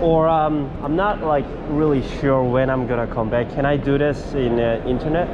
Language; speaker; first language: English; non-native, learner; Korean